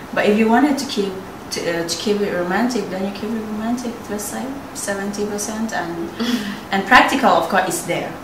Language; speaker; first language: English; non-native, fluent; Thai